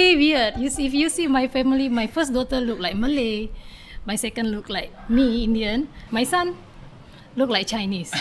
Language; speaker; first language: English; non-native, learner; Indonesian